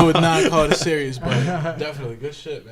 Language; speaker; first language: English; native; English